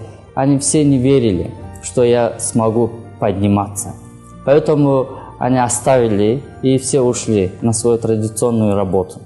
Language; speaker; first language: Russian; non-native, learner; Kyrgyz